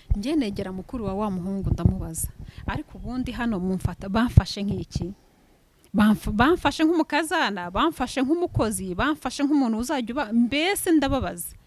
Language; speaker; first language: Kinyarwanda; native; Kinyarwanda